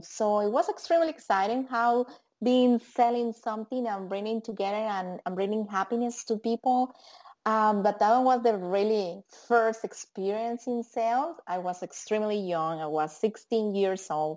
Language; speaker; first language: English; non-native, fluent; Spanish